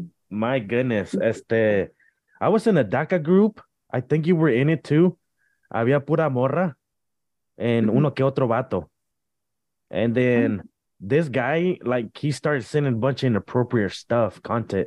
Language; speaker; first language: English; early bilingual, other home language; Spanish